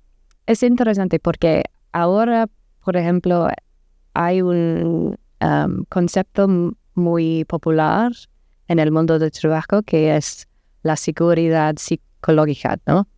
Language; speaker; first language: Spanish; non-native, learner; English